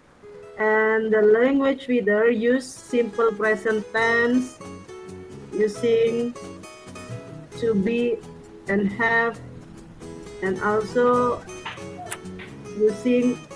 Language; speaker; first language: English; non-native, learner; Indonesian